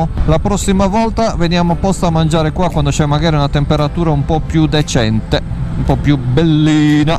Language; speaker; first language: Italian; native; Italian